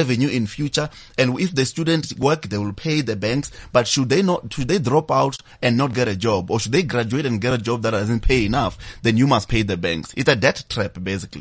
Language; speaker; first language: English; non-native, local second language; Venda